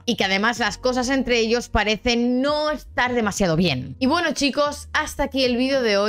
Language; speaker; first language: Spanish; native; Spanish